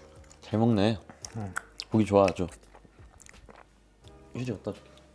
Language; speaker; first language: Korean; native; Korean